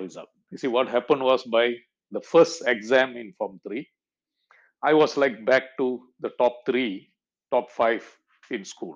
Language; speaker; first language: English; non-native, local second language; Malayalam